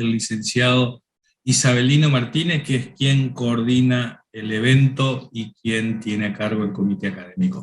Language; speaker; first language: Spanish; native; Spanish